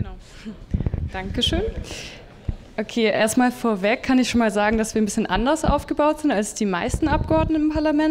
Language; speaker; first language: German; native; German